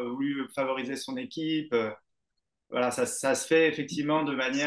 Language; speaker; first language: French; native; French